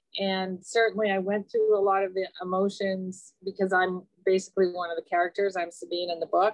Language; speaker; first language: English; native; English